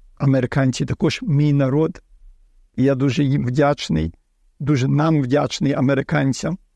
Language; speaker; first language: Ukrainian; early bilingual, heritage; Ukrainian